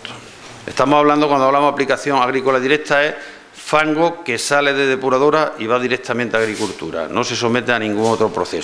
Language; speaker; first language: Spanish; native; Spanish